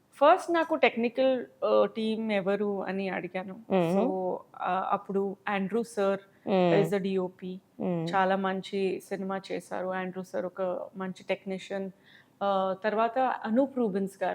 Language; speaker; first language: Telugu; non-native, learner; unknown